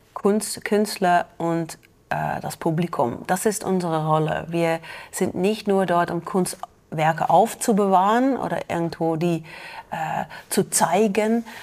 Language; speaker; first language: German; non-native, fluent; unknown